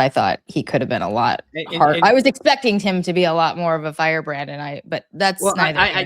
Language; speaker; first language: English; native; English